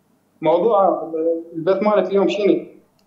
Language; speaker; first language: Arabic; native; Arabic